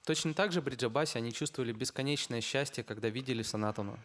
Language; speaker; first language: Russian; native; Russian